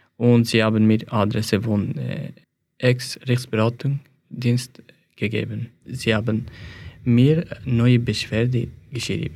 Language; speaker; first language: German; non-native, fluent; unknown